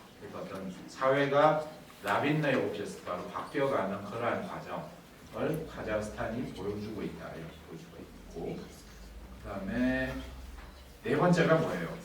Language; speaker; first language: Korean; native; Korean